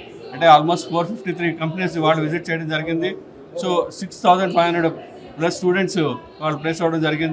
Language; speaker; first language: Telugu; native; Telugu